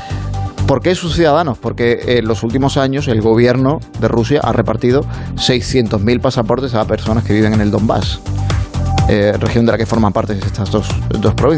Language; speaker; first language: Spanish; native; Spanish